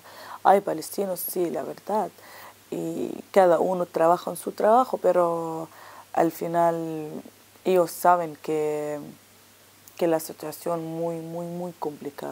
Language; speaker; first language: Spanish; non-native, learner; Arabic